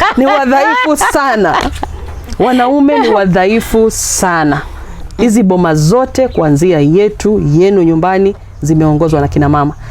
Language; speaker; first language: Swahili; non-native, local second language; Luyia